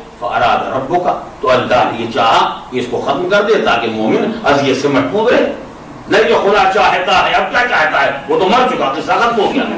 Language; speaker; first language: Urdu; native; Urdu